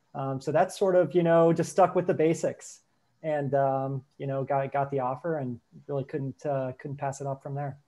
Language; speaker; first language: English; native; English